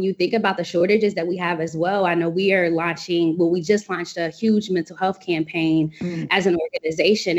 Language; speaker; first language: English; native; English